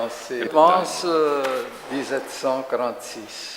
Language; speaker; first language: French; non-native, fluent; Italian